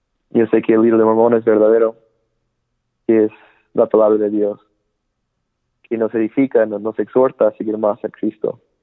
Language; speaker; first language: Spanish; non-native, fluent; English